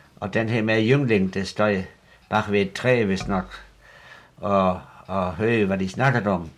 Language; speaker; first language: Danish; native; Danish